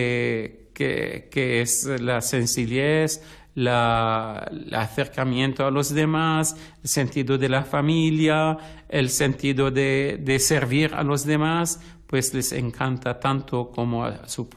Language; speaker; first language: Spanish; non-native, fluent; Arabic